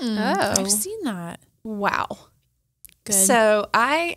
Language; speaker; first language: English; native; English